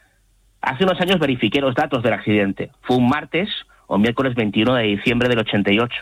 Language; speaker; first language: Spanish; native; Spanish